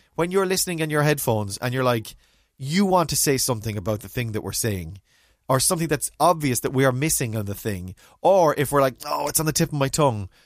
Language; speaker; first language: English; native; English